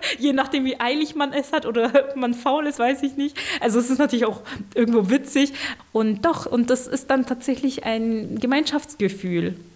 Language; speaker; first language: German; early bilingual, other home language; Turkish